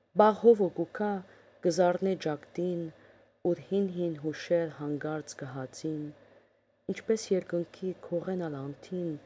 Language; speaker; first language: Armenian; early bilingual, heritage; Armenian